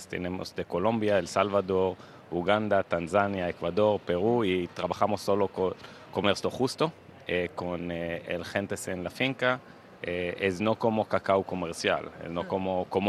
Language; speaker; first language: Spanish; non-native, learner; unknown